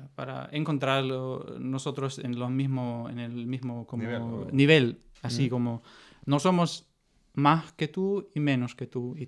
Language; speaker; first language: Spanish; non-native, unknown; German